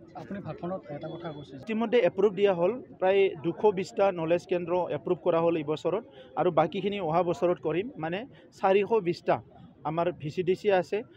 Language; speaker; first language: Assamese; non-native, local second language; Bodo